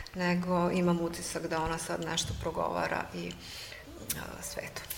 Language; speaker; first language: Serbian; non-native, local second language; Hungarian